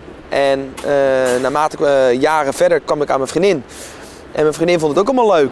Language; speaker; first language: Dutch; native; Dutch